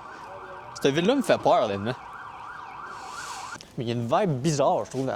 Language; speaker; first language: French; native; French